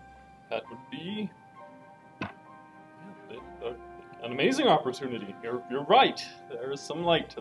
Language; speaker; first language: English; native; English